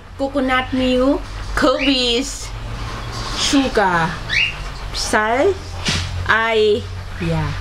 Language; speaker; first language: German; non-native, learner; Thai